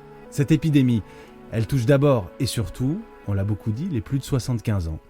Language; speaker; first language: French; native; French